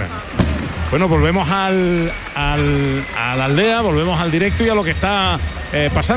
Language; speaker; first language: Spanish; native; Spanish